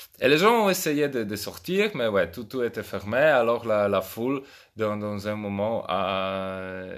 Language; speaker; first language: French; non-native, fluent; Polish